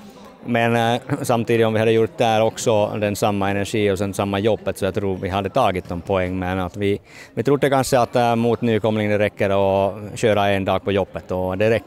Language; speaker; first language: Swedish; non-native, fluent; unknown